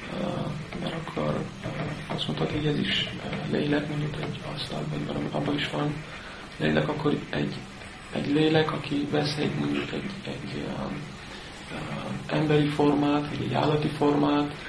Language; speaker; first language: Hungarian; non-native, learner; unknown